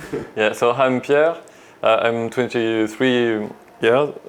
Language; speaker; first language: English; non-native, learner; French